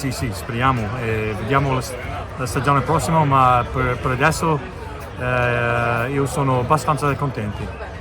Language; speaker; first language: Italian; non-native, learner; English